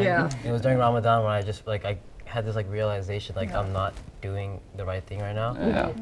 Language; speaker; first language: English; early bilingual, other home language; Bangla